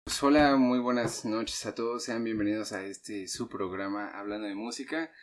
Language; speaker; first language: Spanish; native; Spanish